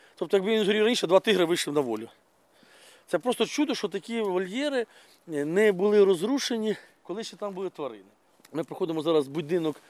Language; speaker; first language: Ukrainian; non-native, local second language; Russian